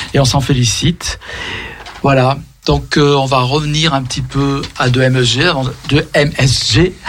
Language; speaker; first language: French; native; French